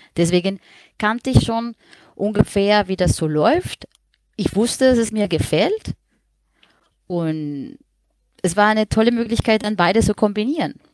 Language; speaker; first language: German; non-native, fluent; Spanish